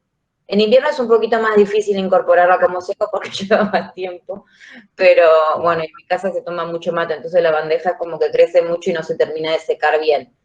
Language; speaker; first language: Spanish; native; Spanish